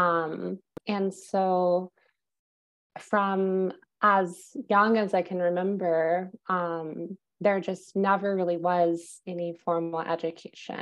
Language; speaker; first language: English; native; English